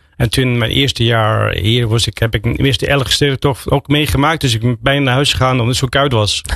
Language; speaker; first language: Dutch; non-native, fluent; English